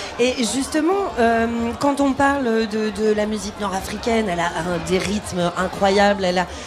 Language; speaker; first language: French; native; French